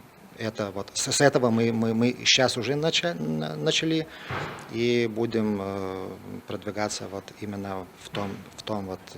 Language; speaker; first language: Russian; non-native, fluent; Lithuanian